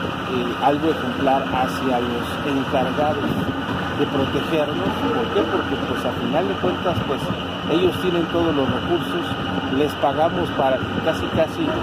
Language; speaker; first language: Spanish; native; Spanish